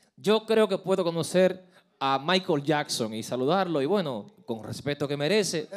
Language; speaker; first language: Spanish; native; Spanish